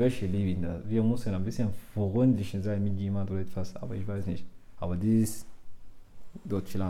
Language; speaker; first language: German; non-native, learner; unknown